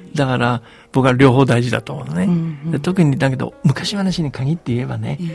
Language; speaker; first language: Japanese; native; Japanese